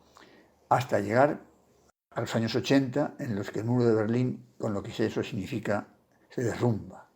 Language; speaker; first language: Spanish; native; Spanish